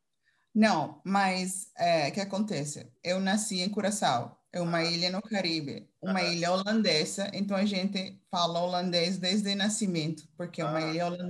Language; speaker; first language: Portuguese; non-native, fluent; Dutch